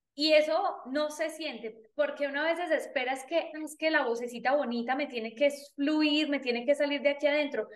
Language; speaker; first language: Spanish; native; Spanish